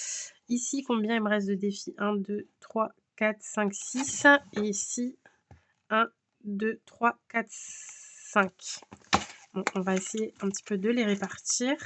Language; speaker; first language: French; native; French